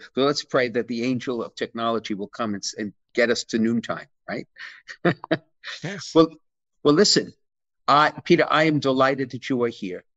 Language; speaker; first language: English; native; English